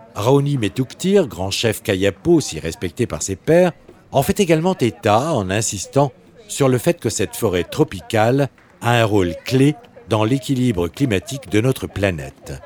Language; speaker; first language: French; native; French